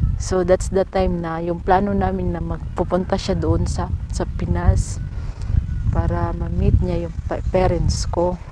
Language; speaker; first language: Filipino; non-native, local second language; Cebuano